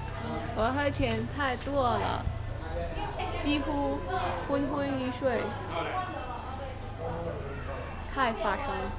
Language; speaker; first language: Chinese; non-native, learner; Filipino